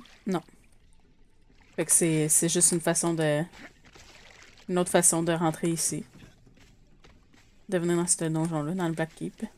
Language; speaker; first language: French; native; French